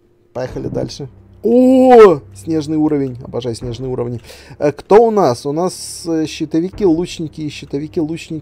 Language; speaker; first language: Russian; native; Russian